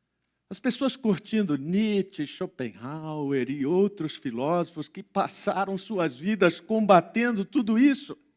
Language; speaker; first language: Portuguese; native; Portuguese